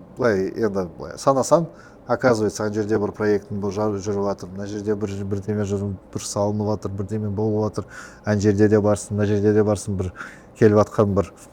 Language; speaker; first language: Kazakh; non-native, local second language; Russian